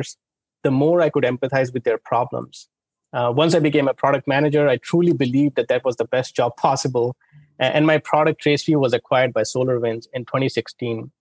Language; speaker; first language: English; non-native, local second language; Hindi